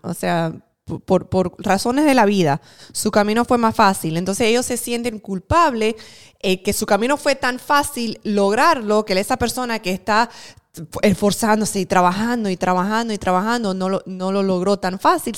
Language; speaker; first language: Spanish; early bilingual, other home language; English